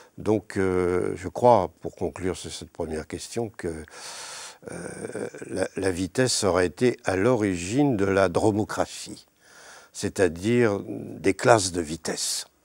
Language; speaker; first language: French; native; French